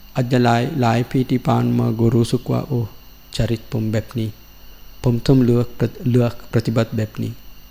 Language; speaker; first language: Thai; non-native, learner; Sinhala